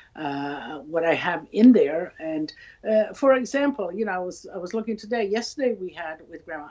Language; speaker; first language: English; non-native, fluent; Italian